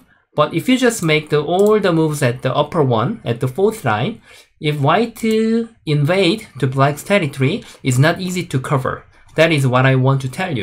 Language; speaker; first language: English; non-native, fluent; Korean